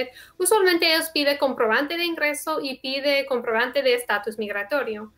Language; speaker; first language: Spanish; non-native, fluent; English